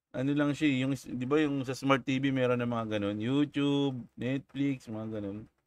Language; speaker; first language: Filipino; native; Filipino